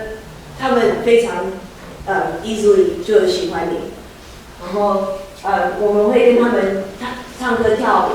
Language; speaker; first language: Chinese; early bilingual, heritage; Chinese